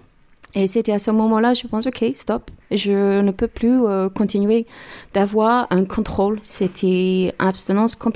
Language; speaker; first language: French; non-native, learner; English